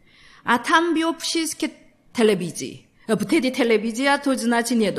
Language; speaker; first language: Polish; non-native, learner; Korean